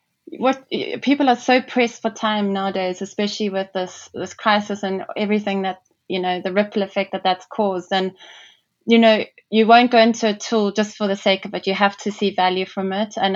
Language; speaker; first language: English; native; English